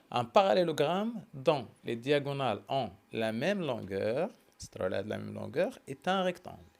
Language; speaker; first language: French; non-native, local second language; Arabic